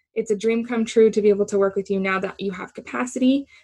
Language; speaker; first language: English; native; English